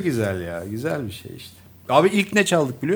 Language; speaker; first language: Turkish; native; Turkish